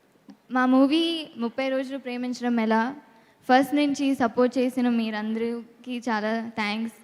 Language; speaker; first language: Telugu; non-native, learner; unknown